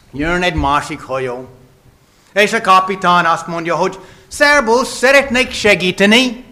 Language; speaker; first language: Hungarian; non-native, fluent; English